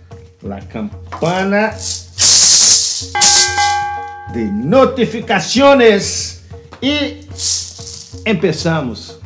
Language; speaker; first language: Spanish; non-native, learner; Portuguese